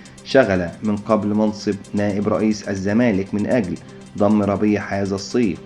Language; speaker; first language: Arabic; native; Arabic